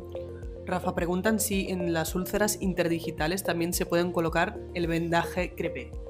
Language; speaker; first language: Spanish; native; Spanish